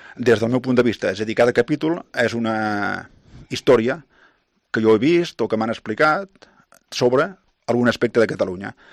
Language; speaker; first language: Catalan; native; Catalan